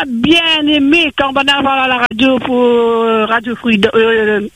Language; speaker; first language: French; non-native, local second language; Réunion Creole French